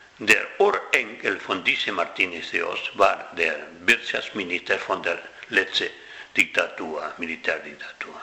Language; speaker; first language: German; non-native, fluent; Spanish